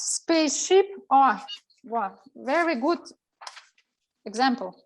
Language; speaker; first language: English; non-native, learner; Russian